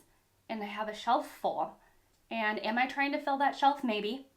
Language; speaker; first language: English; native; English